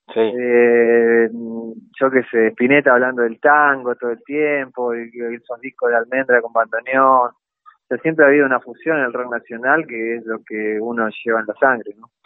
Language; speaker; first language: Spanish; native; Spanish